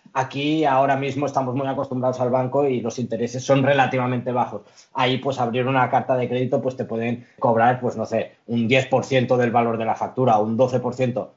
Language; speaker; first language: Spanish; early bilingual, other home language; Arabic